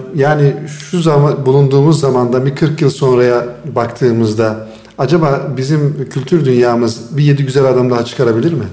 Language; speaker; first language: Turkish; native; Turkish